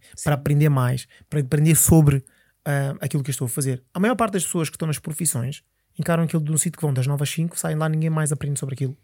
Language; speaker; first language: Portuguese; early bilingual, other home language; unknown